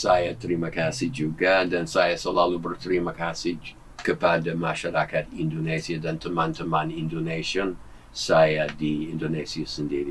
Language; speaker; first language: Indonesian; non-native, fluent; English